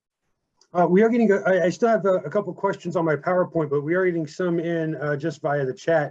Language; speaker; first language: English; native; English